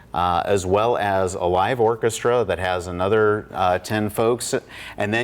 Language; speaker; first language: English; native; English